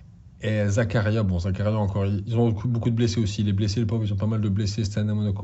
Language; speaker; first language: French; native; French